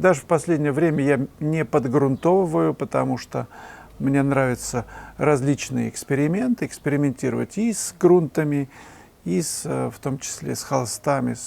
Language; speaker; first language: Russian; native; Russian